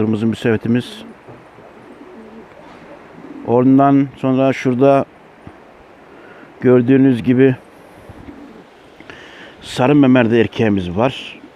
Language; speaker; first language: Turkish; native; Turkish